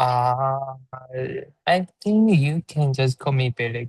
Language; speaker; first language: English; non-native, learner; Chinese